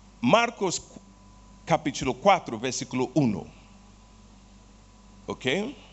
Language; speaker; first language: Spanish; non-native, learner; Portuguese